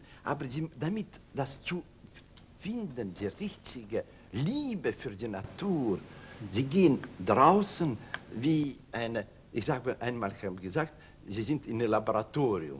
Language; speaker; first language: German; non-native, learner; Russian